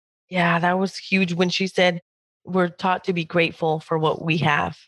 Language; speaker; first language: English; early bilingual, other home language; Spanish